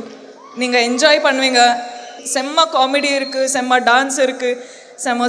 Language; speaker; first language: Tamil; non-native, learner; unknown